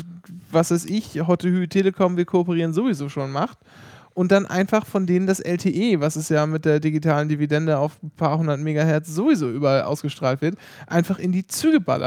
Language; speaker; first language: German; native; German